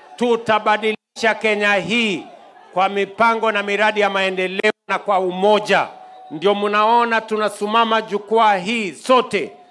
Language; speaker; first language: Swahili; non-native, local second language; Kalenjin